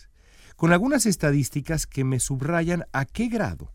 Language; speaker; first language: Spanish; native; Spanish